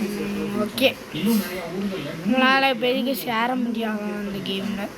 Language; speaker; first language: Tamil; native; Tamil